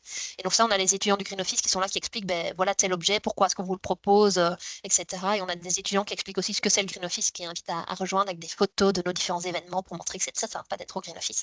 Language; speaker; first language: French; native; French